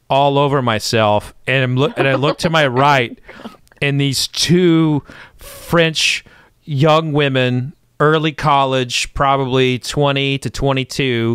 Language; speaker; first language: English; native; English